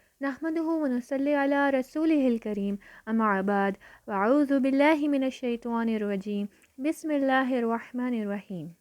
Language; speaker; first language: Urdu; native; Urdu